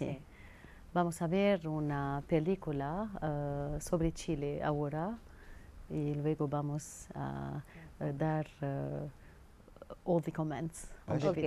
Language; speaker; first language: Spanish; non-native, learner; Arabic